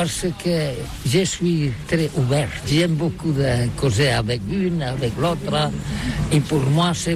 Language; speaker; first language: French; non-native, learner; Catalan